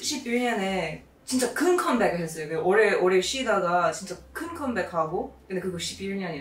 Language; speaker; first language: Korean; non-native, fluent; English